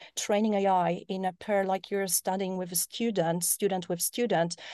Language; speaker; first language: English; non-native, fluent; Polish